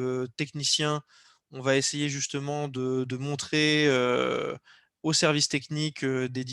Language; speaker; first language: French; native; French